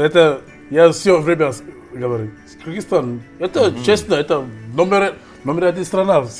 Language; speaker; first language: Russian; non-native, learner; English